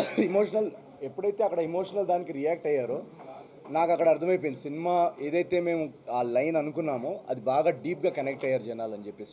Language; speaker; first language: Telugu; native; Telugu